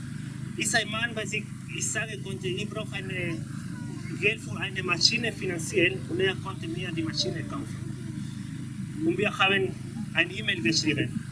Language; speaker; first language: German; non-native, learner; Spanish